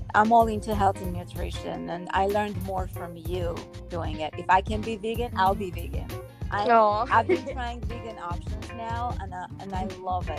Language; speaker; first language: English; early bilingual, other home language; Armenian